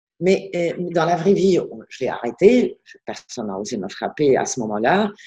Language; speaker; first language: French; non-native, local second language; Arabic